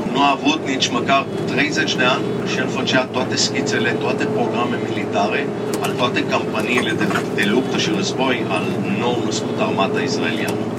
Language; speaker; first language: Romanian; early bilingual, heritage; Romanian